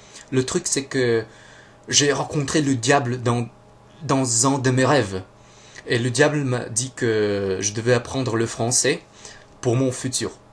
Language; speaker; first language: French; non-native, fluent; Russian